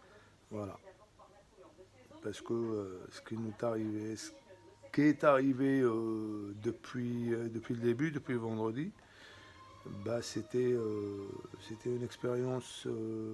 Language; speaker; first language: French; native; French